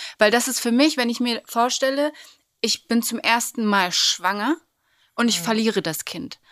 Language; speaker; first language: German; native; German